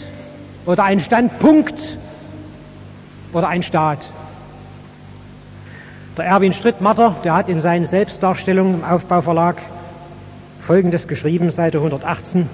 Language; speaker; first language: German; native; German